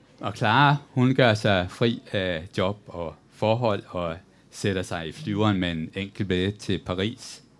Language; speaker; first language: Danish; native; Danish